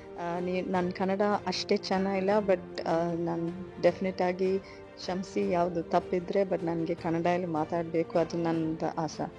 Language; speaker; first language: Kannada; non-native, learner; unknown